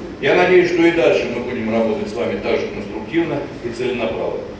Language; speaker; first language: Russian; native; Russian